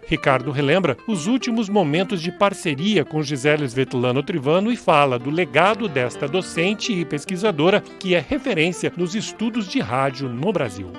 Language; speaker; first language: Portuguese; native; Portuguese